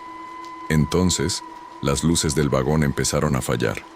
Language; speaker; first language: Spanish; native; Spanish